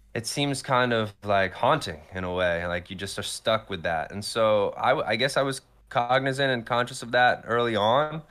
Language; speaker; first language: English; native; English